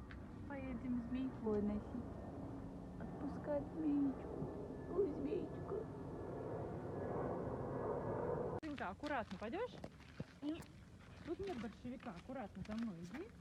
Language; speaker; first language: Russian; native; Russian